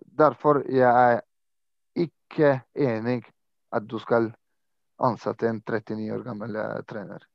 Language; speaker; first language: Norwegian; non-native, fluent; Croatian